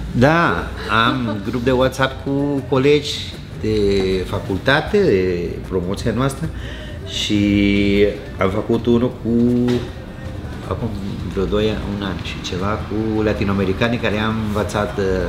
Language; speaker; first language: Romanian; non-native, fluent; Spanish